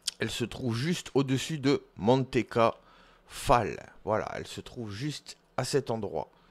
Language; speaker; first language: French; native; French